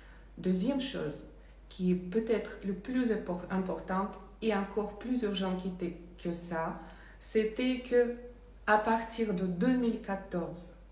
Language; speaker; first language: French; non-native, fluent; Russian